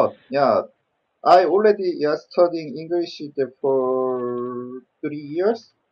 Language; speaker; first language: English; non-native, learner; Korean